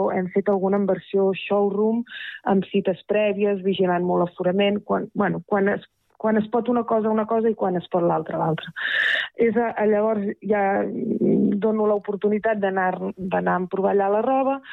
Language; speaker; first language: Catalan; native; Catalan